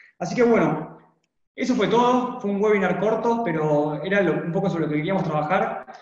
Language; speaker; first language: Spanish; native; Spanish